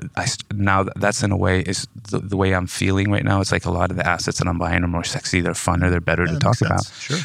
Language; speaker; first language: English; native; English